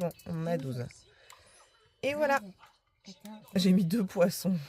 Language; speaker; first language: French; native; French